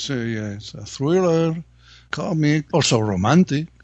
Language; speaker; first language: English; non-native, learner; Spanish